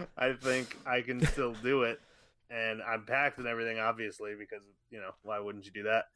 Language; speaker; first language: English; native; English